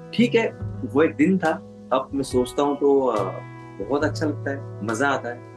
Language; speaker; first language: Hindi; non-native, local second language; Marathi